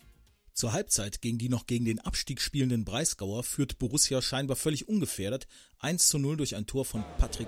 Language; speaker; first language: German; native; German